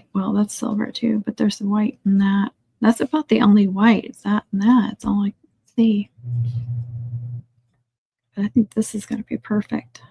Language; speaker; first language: English; native; English